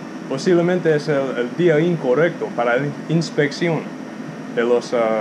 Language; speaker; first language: Spanish; non-native, learner; English